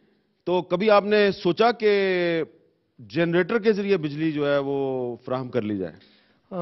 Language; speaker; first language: Urdu; native; Urdu